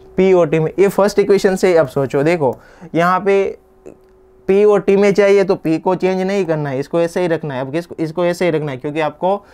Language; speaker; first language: Hindi; non-native, local second language; Gujarati